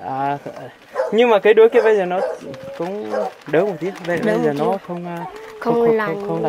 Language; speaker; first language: Vietnamese; native; Vietnamese